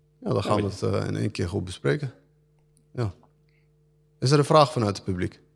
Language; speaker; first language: Dutch; early bilingual, other home language; Arabic